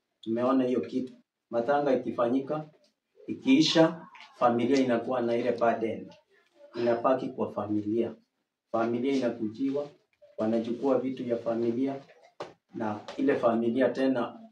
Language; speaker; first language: Swahili; non-native, local second language; Gusii